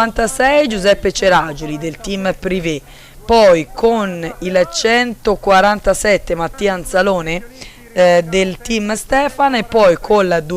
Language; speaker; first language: Italian; native; Italian